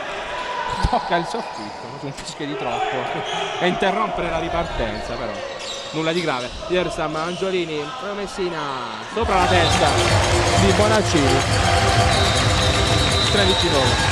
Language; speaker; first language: Italian; native; Italian